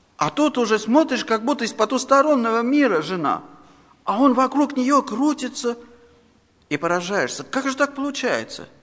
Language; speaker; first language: Russian; non-native, local second language; Armenian